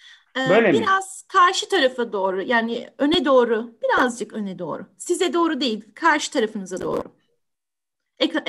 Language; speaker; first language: Turkish; native; Turkish